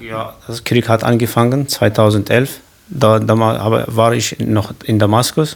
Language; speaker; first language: German; non-native, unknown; Kurdish